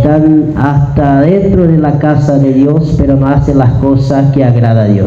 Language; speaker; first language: Spanish; native; Spanish